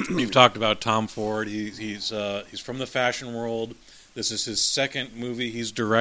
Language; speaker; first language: English; native; English